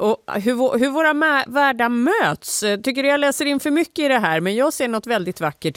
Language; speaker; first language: Swedish; native; Swedish